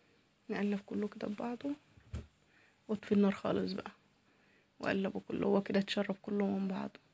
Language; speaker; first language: Arabic; native; Arabic